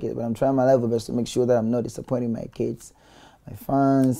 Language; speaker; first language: English; non-native, local second language; Swahili